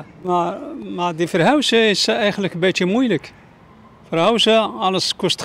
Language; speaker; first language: Dutch; non-native, learner; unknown